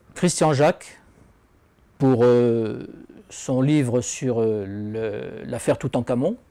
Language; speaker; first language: French; native; French